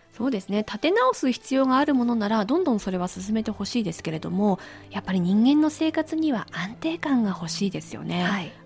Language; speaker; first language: Japanese; native; Japanese